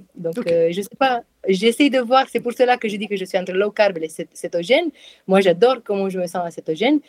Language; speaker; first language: French; non-native, fluent; Romanian